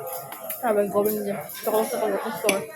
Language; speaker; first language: English; non-native, local second language; Filipino